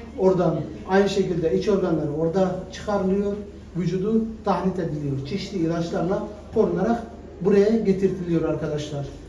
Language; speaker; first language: Turkish; native; Turkish